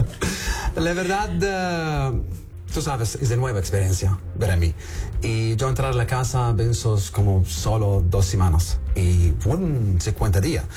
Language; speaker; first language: Spanish; non-native, learner; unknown